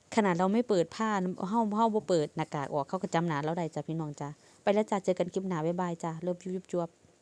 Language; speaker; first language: Thai; native; Thai